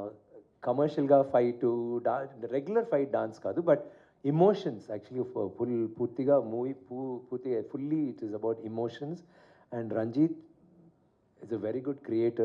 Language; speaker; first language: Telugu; non-native, learner; Tamil